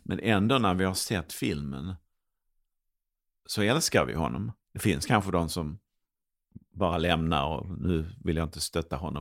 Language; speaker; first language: Swedish; native; Swedish